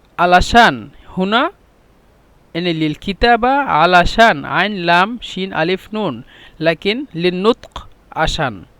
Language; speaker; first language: Egyptian Arabic; non-native, fluent; Bangla